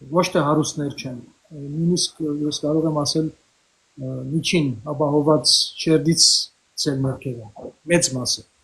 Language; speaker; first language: Armenian; early bilingual, heritage; Armenian